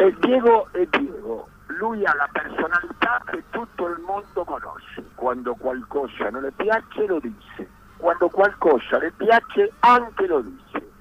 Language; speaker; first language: Italian; non-native, learner; Spanish